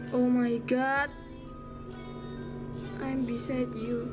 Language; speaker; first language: English; non-native, learner; Indonesian